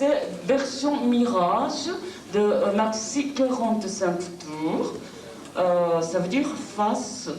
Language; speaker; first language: French; non-native, fluent; Japanese